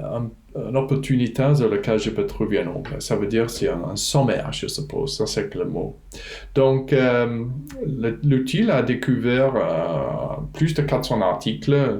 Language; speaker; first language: French; non-native, fluent; English